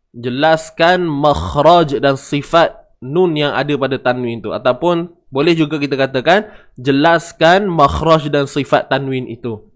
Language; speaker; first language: Malay; native; Malay